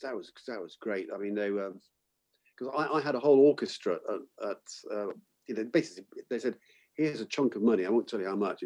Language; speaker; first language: English; native; English